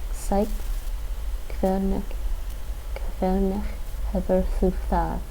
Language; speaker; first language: Icelandic; non-native, learner; English